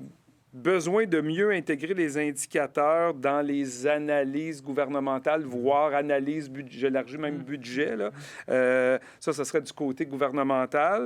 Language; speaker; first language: French; native; French